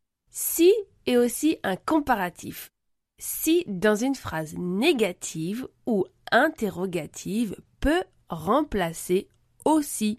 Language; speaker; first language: French; native; French